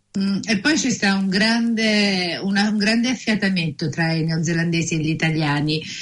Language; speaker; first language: Italian; native; Italian